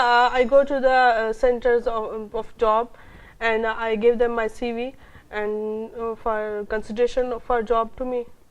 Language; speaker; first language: English; non-native, local second language; Urdu